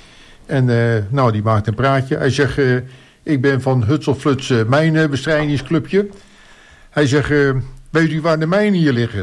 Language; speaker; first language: Dutch; native; Dutch